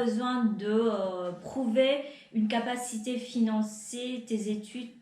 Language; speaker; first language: French; non-native, fluent; Vietnamese